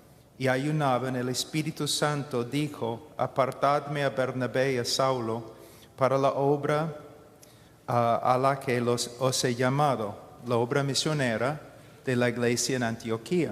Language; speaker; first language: Spanish; non-native, fluent; English